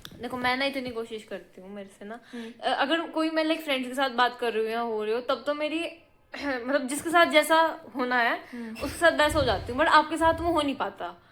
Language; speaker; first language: Hindi; native; Hindi